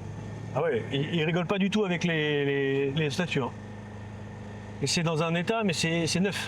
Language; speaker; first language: French; native; French